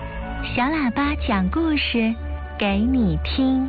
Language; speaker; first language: Chinese; native; Chinese